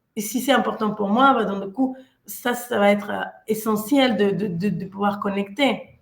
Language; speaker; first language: French; non-native, fluent; Spanish